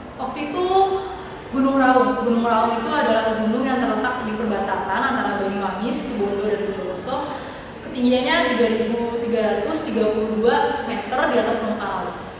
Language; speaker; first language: Indonesian; native; Indonesian